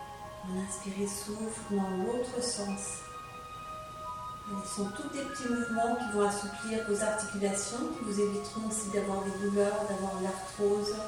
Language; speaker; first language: French; native; French